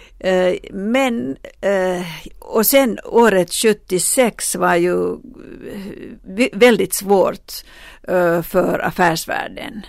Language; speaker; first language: Swedish; non-native, local second language; Finnish